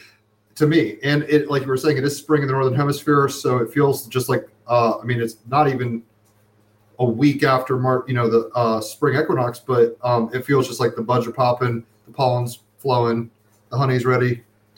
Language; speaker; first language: English; native; English